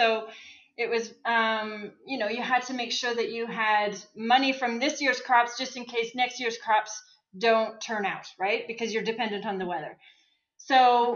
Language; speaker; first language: English; native; English